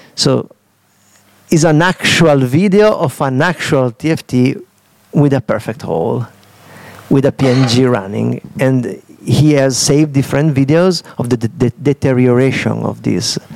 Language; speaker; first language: English; non-native, fluent; Italian